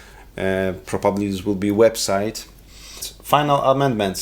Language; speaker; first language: English; non-native, learner; Polish